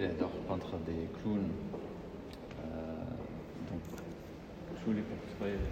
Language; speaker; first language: French; non-native, learner; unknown